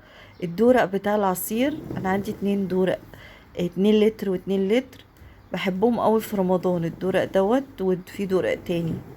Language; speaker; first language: Arabic; native; Arabic